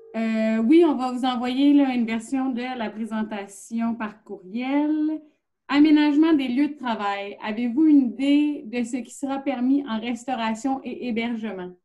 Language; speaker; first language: French; native; French